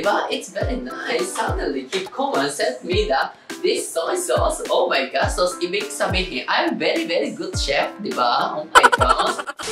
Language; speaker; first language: English; non-native, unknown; Japanese